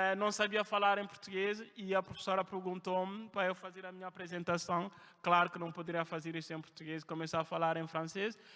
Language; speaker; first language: Portuguese; non-native, fluent; French